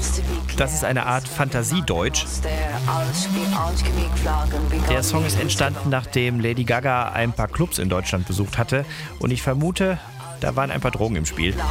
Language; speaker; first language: German; native; German